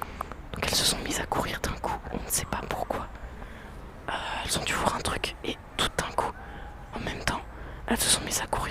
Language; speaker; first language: French; native; French